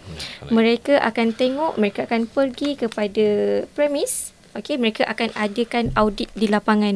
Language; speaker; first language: Malay; native; Malay